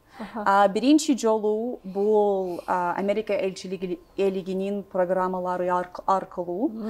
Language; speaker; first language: Kyrgyz; non-native, learner; English